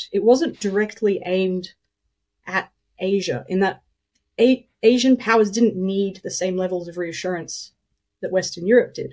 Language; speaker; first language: English; native; English